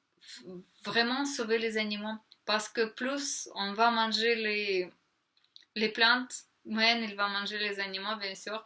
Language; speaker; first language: French; non-native, fluent; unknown